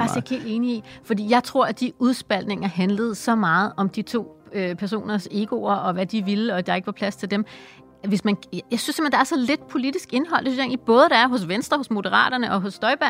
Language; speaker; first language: Danish; native; Danish